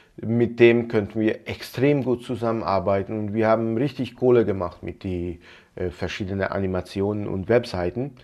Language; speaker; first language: German; non-native, fluent; Hungarian